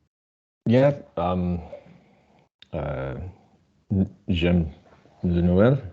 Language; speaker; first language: French; non-native, learner; English